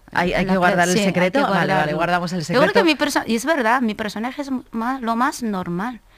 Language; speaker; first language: Spanish; non-native, fluent; Korean